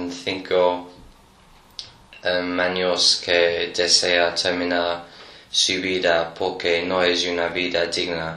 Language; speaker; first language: Spanish; non-native, learner; English